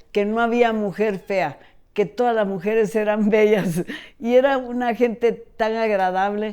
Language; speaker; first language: Spanish; native; Spanish